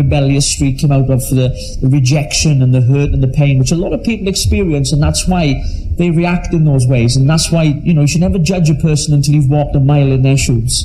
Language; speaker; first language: English; native; English